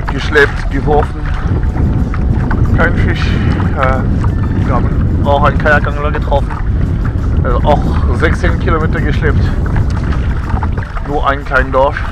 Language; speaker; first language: German; non-native, fluent; French